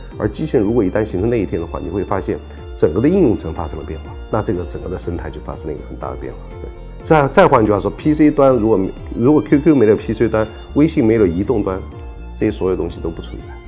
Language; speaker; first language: Chinese; native; Chinese